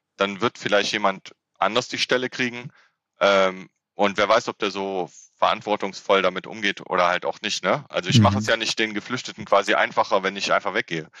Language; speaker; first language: German; native; German